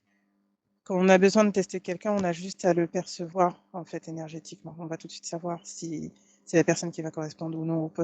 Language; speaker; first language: French; native; French